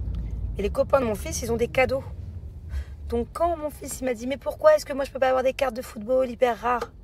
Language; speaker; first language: French; native; French